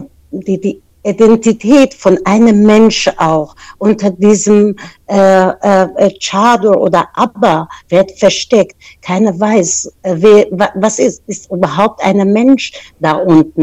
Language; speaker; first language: German; non-native, fluent; Persian